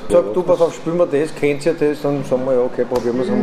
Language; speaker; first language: German; native; German